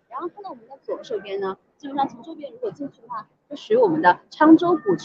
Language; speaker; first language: Chinese; native; Chinese